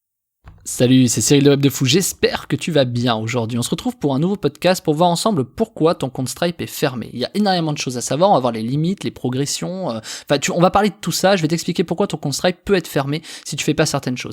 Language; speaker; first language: French; native; French